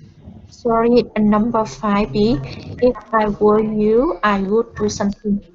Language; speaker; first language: English; non-native, learner; Vietnamese